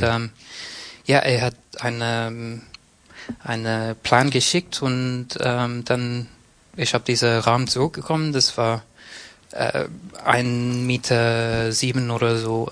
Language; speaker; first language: German; non-native, fluent; English